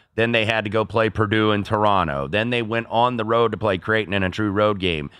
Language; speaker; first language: English; native; English